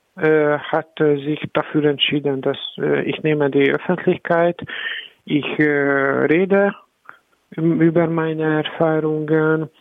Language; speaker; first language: German; non-native, learner; Hungarian